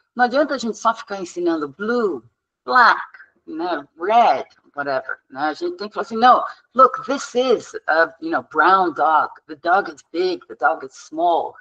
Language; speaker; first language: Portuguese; non-native, fluent; English